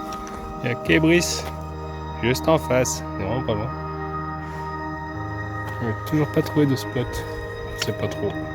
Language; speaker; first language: French; native; French